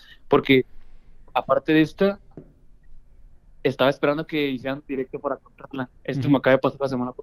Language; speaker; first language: Spanish; native; Spanish